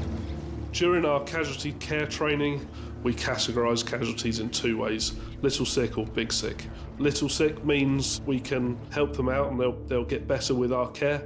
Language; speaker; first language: English; native; English